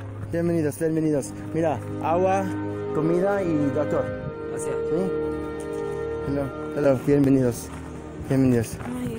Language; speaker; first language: Spanish; non-native, learner; English